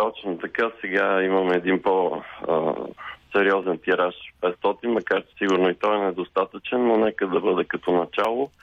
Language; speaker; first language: Bulgarian; native; Bulgarian